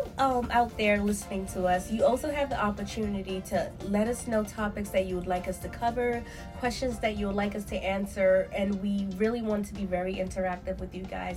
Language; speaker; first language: English; native; English